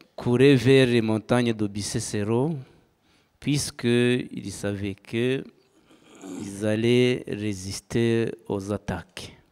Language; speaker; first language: French; non-native, local second language; Kinyarwanda